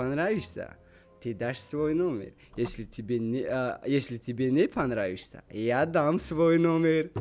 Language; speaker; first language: Russian; non-native, local second language; Tajik